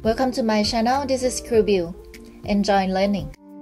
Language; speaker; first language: English; non-native, fluent; Thai